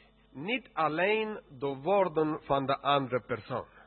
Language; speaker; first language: Dutch; non-native, fluent; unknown